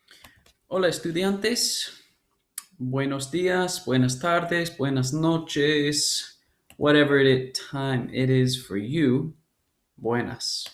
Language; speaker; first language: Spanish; non-native, fluent; English